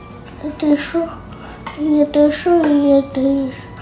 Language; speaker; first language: Russian; early bilingual, heritage; Russian